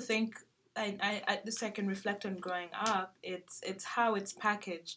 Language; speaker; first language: English; non-native, local second language; Ganda